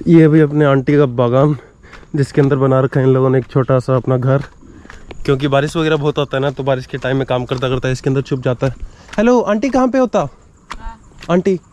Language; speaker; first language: Hindi; native; Hindi